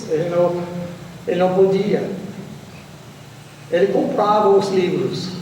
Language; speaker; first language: Portuguese; non-native, fluent; English